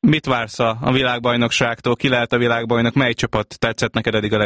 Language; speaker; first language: Hungarian; native; Hungarian